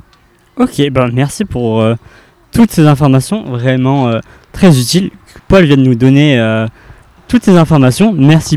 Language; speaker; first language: French; native; French